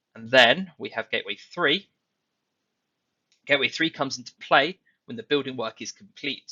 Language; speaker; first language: English; native; English